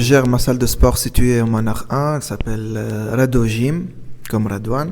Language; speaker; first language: French; non-native, local second language; Arabic